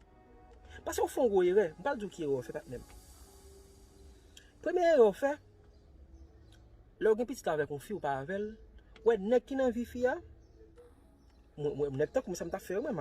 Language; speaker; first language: French; non-native, local second language; Haitian Creole